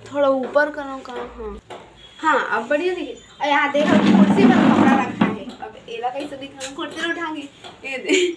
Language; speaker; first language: Hindi; non-native, local second language; Chhattisgarhi